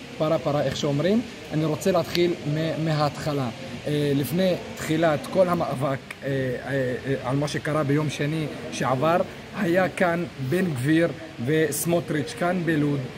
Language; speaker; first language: Hebrew; non-native, local second language; Arabic